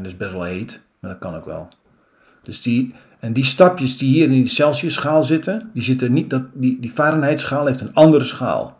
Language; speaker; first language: Dutch; native; Dutch